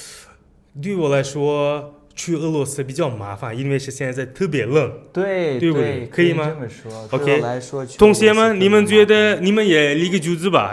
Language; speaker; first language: Chinese; non-native, fluent; Uzbek